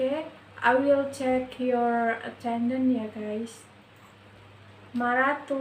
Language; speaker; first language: English; non-native, learner; Indonesian